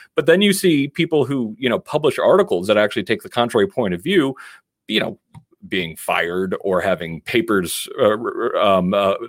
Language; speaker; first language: English; native; English